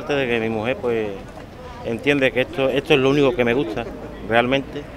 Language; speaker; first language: Spanish; native; Spanish